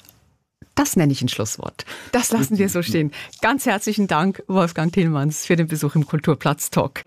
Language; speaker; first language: German; native; German